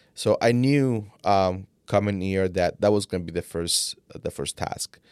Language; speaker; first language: English; non-native, fluent; Italian